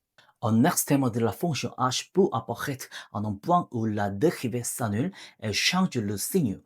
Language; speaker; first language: French; non-native, learner; Korean